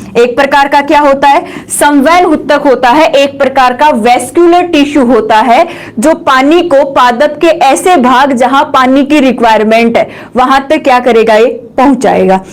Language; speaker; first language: Hindi; native; Hindi